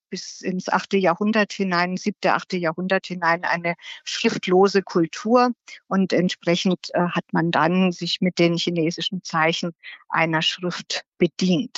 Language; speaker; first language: German; native; German